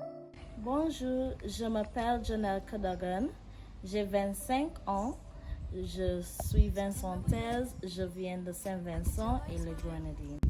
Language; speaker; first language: French; non-native, learner; English